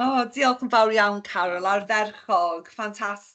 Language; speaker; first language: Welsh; non-native, local second language; English